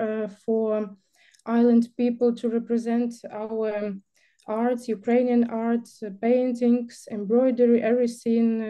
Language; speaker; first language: English; non-native, learner; Ukrainian